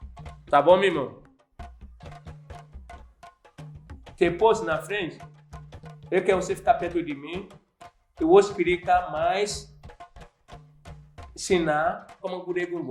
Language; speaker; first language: Portuguese; non-native, learner; Yoruba